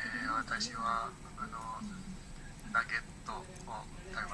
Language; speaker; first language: Japanese; non-native, learner; Indonesian